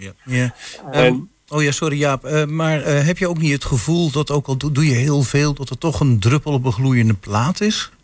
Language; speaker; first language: Dutch; native; Dutch